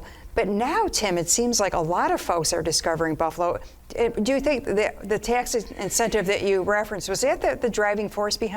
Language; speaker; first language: English; native; English